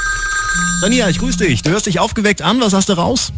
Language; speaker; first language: German; native; German